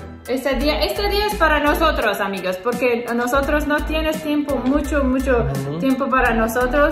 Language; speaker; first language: Spanish; non-native, learner; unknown